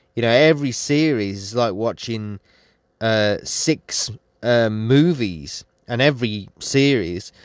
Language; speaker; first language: English; native; English